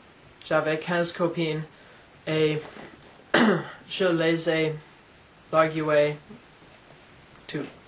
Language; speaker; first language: French; non-native, learner; English